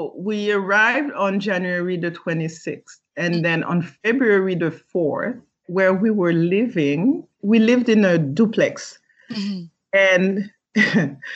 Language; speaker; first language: English; early bilingual, other home language; French